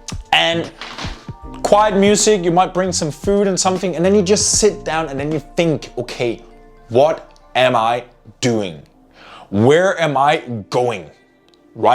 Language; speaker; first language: English; non-native, fluent; Danish